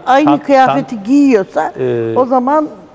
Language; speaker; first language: Turkish; native; Turkish